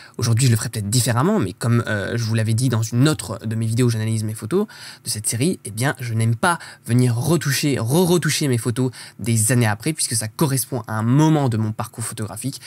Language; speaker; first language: French; native; French